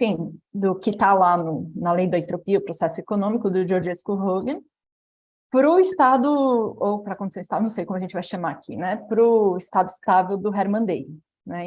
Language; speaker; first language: Portuguese; native; Portuguese